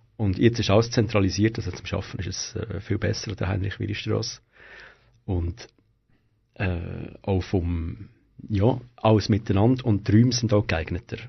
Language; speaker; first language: German; native; German